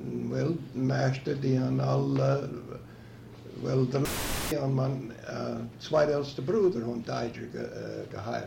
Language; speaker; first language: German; early bilingual, heritage; German